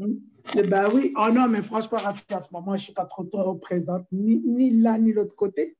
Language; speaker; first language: French; native; French